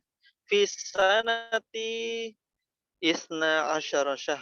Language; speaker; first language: Arabic; non-native, fluent; Indonesian